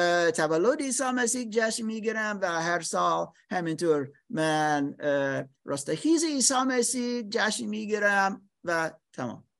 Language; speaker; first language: Persian; non-native, learner; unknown